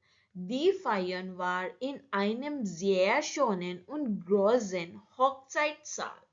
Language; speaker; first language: German; non-native, learner; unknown